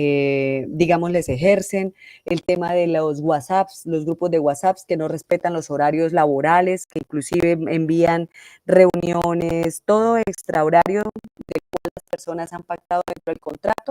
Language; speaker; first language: Spanish; native; Spanish